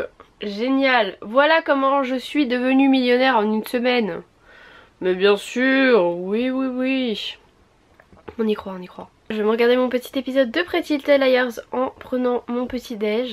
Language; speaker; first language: French; native; French